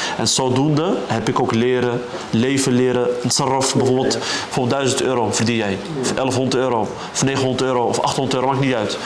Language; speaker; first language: Dutch; early bilingual, other home language; Arabic